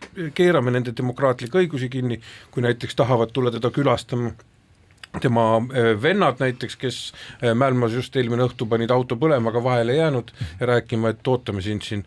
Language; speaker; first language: Estonian; native; Estonian